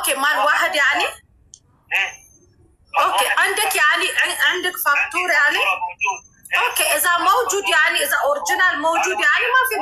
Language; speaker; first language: Arabic; non-native, learner; Amharic